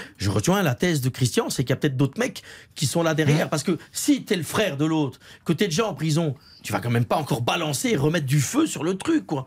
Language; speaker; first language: French; native; French